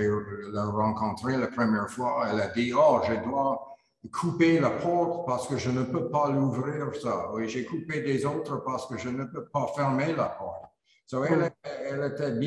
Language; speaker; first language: French; non-native, learner; English